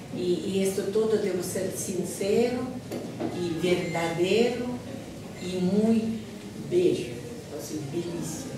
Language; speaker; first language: Spanish; non-native, learner; Russian